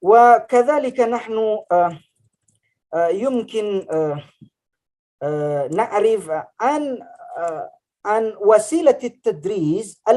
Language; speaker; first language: Arabic; non-native, fluent; Indonesian